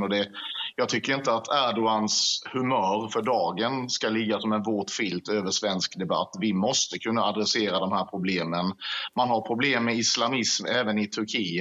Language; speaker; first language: Swedish; native; Swedish